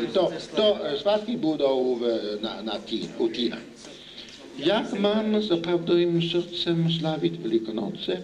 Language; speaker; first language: Czech; non-native, learner; Italian